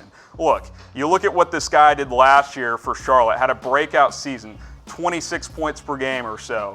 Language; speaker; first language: English; native; English